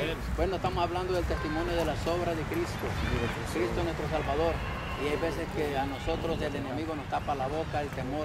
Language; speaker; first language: Spanish; native; Spanish